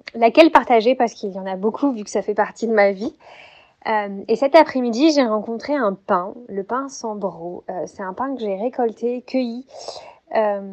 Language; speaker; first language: French; native; French